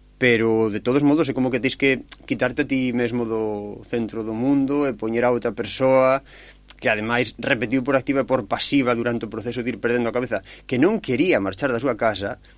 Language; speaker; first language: Galician; native; Galician